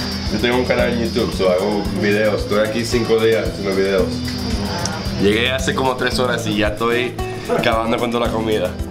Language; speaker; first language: Spanish; early bilingual, heritage; Spanish